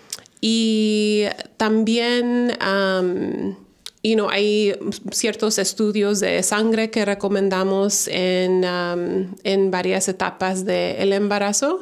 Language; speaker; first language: Spanish; early bilingual, heritage; Spanish